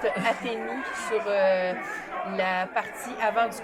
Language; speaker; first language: French; native; French